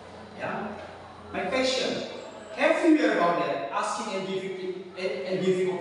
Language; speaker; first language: English; non-native, learner; Indonesian